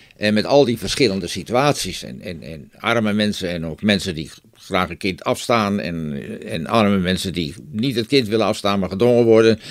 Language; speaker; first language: Dutch; native; Dutch